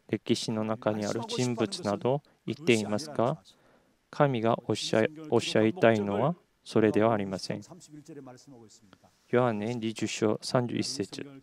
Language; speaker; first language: Japanese; non-native, fluent; Korean